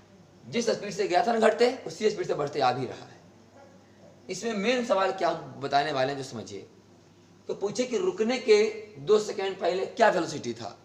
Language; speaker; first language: Hindi; native; Hindi